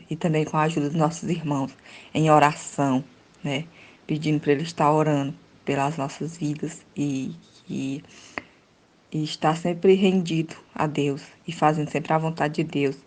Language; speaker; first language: Portuguese; native; Portuguese